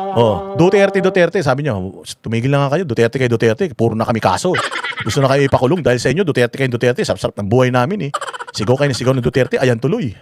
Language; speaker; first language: Filipino; native; Filipino